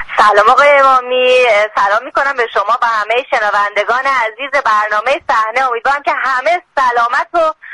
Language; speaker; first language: Persian; native; Persian